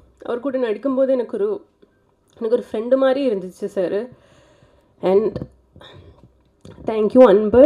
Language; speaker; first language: Tamil; non-native, local second language; Malayalam